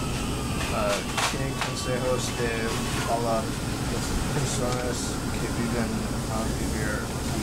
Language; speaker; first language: Spanish; non-native, learner; English